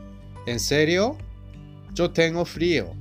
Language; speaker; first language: Spanish; non-native, fluent; Japanese